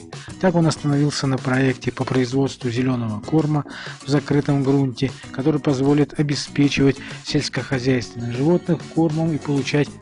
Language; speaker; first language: Russian; native; Russian